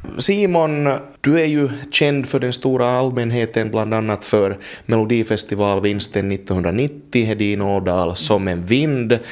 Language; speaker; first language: Swedish; native; Swedish